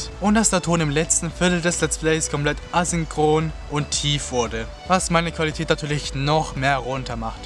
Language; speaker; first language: German; native; German